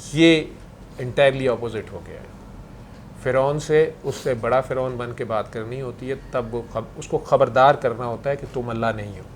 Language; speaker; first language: Urdu; non-native, local second language; Punjabi